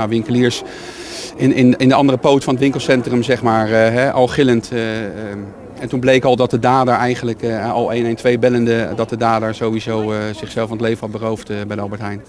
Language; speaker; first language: Dutch; native; Dutch